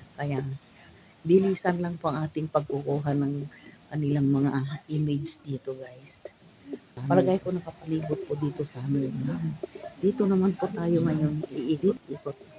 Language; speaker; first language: Filipino; non-native, local second language; Cebuano